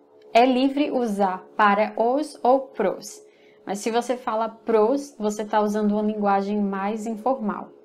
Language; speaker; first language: Portuguese; non-native, fluent; English